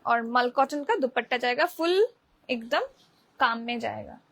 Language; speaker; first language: Hindi; non-native, local second language; Bangla